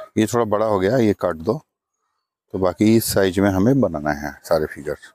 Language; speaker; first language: Hindi; non-native, local second language; Bangla